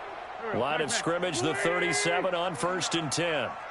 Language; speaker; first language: English; native; English